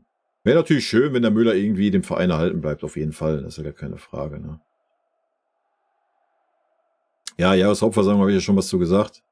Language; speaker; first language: German; native; German